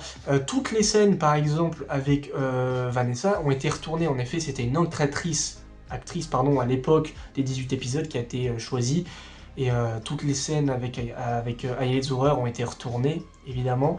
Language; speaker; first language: French; native; French